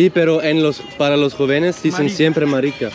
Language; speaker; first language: Spanish; non-native, learner; Swiss German